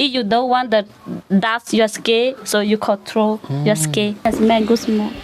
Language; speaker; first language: English; non-native, learner; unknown